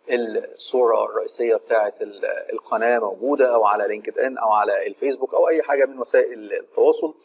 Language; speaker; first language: Arabic; native; Arabic